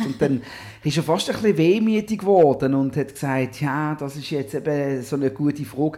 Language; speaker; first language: German; native; German